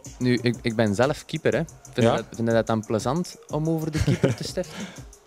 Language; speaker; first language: Dutch; native; Dutch